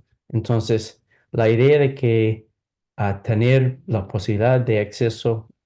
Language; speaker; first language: Spanish; non-native, fluent; English